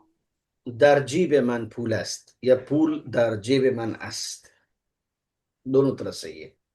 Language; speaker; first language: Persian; non-native, fluent; Urdu